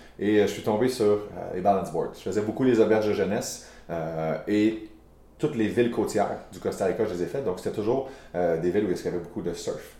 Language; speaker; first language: French; native; French